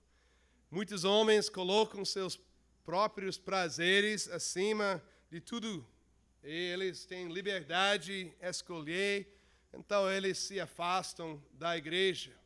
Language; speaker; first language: Portuguese; non-native, fluent; English